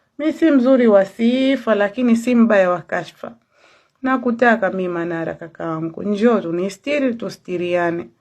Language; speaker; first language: Swahili; native; Swahili